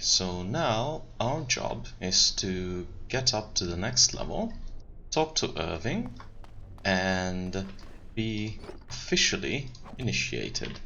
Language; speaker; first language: English; non-native, fluent; German